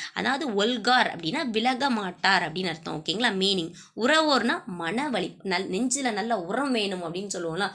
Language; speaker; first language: Tamil; native; Tamil